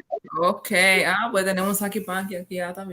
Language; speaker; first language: Spanish; early bilingual, heritage; Spanish